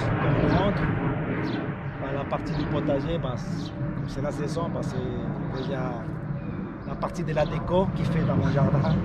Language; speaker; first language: French; native; French